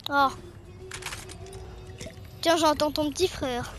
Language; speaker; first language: French; native; French